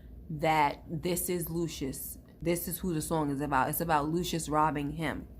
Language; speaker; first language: English; native; English